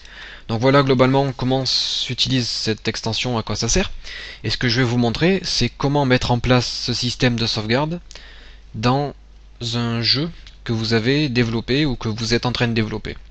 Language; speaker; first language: French; native; French